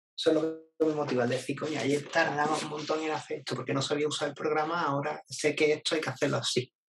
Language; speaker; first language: Spanish; native; Spanish